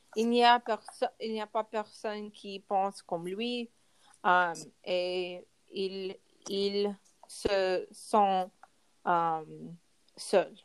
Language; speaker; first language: French; non-native, learner; English